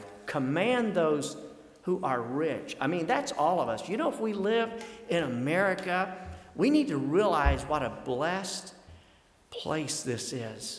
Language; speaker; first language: English; native; English